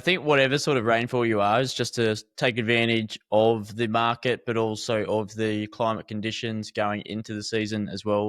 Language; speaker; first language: English; native; English